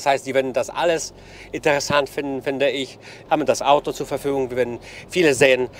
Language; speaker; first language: German; non-native, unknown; Polish